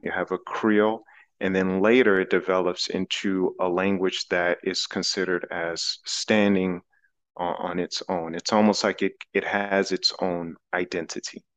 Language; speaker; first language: English; native; English